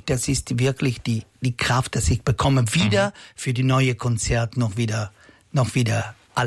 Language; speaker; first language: German; non-native, fluent; Italian